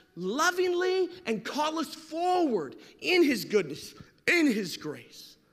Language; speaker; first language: English; native; English